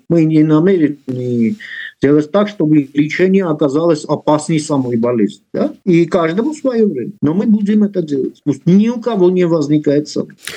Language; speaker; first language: Russian; non-native, local second language; Armenian